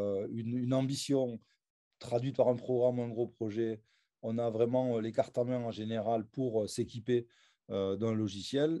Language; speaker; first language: French; native; French